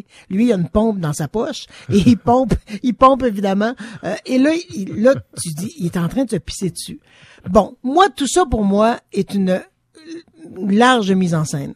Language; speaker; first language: French; native; French